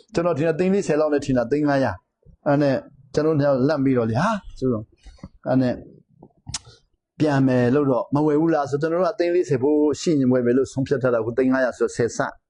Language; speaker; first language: Burmese; non-native, local second language; Hakha Chin